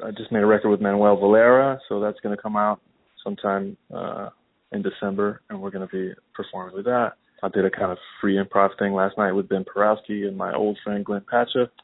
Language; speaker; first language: English; native; English